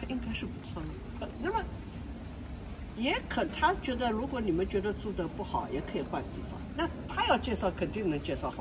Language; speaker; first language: Chinese; non-native, local second language; Wu Chinese